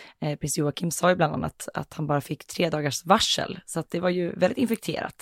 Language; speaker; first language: Swedish; native; Swedish